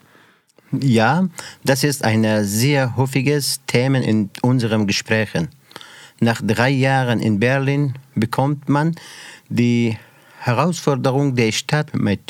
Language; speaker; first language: German; non-native, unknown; Persian